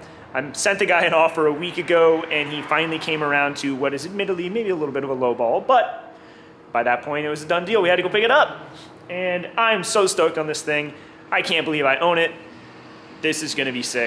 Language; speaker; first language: English; native; English